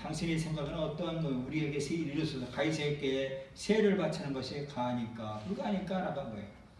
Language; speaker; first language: Korean; native; Korean